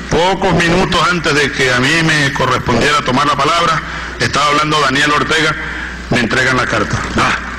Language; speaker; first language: Spanish; native; Spanish